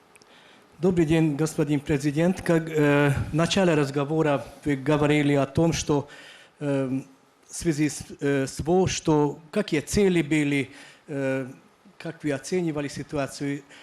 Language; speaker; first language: Russian; non-native, fluent; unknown